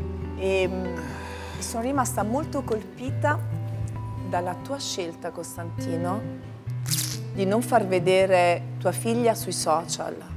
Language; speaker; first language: Italian; native; Italian